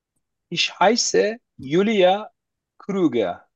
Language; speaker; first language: German; non-native, learner; Turkish